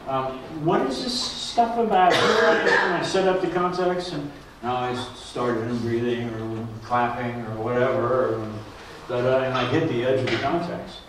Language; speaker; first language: English; native; English